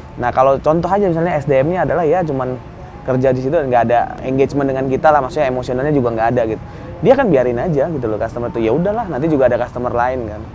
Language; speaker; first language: Indonesian; early bilingual, other home language; Spanish